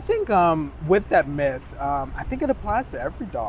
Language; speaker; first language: English; native; English